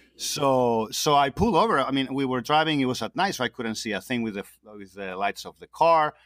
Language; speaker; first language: English; non-native, fluent; Spanish